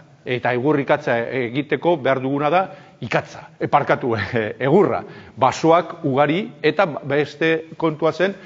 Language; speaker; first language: Basque; native; Basque